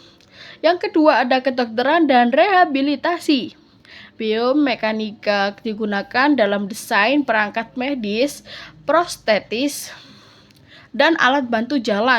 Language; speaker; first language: Indonesian; native; Indonesian